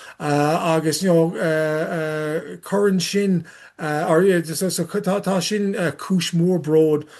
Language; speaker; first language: Irish; non-native, learner; English